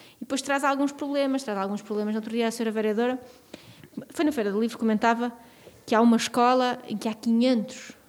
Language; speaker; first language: Portuguese; native; Portuguese